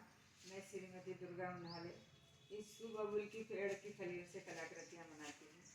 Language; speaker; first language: Hindi; native; Hindi